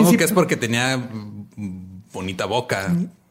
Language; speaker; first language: Spanish; native; Spanish